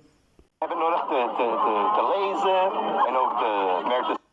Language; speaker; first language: Dutch; non-native, learner; Portuguese